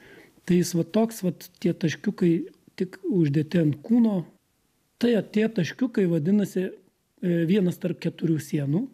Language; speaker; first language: Lithuanian; native; Lithuanian